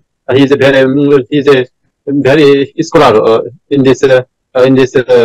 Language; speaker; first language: English; non-native, learner; Bangla